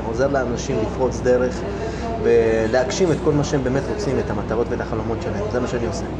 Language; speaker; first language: Hebrew; early bilingual, other home language; Russian